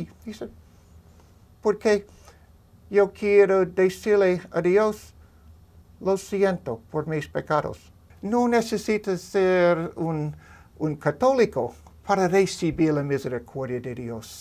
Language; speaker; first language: Spanish; non-native, learner; English